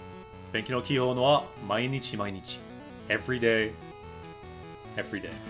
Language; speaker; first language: Japanese; non-native, fluent; English